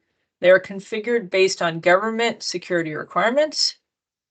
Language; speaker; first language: English; native; English